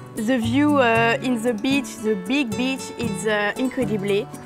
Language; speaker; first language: English; non-native, learner; French